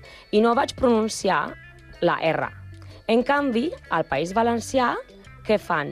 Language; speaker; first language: Catalan; non-native, learner; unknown